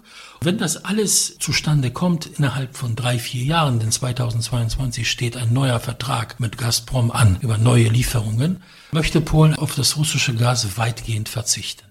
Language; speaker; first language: German; non-native, fluent; Polish